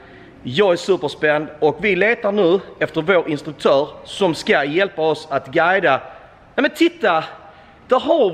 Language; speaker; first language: Swedish; native; Swedish